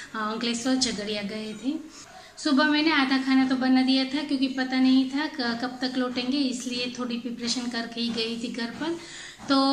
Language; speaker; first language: Hindi; non-native, local second language; Gujarati